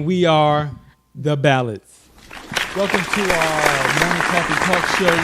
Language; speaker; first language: English; native; English